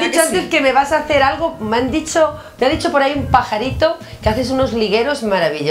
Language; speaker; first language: Spanish; native; Spanish